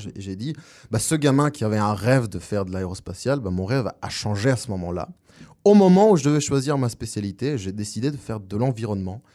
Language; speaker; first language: French; non-native, fluent; Spanish